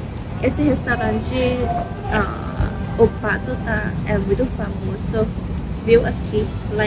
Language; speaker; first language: Portuguese; non-native, learner; Thai